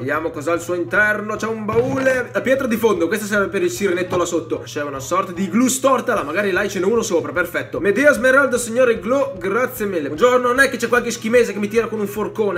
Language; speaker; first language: Italian; native; Italian